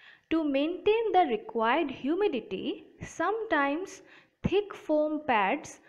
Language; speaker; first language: English; non-native, local second language; Bangla